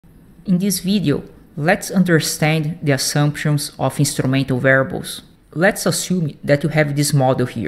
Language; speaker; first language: English; non-native, fluent; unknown